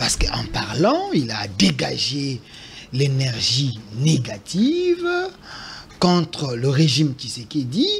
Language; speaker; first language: French; non-native, local second language; Lingala